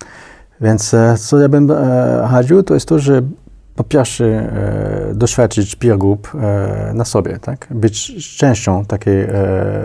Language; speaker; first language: Polish; non-native, fluent; French